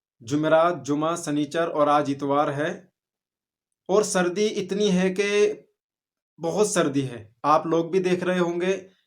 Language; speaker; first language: Urdu; native; Urdu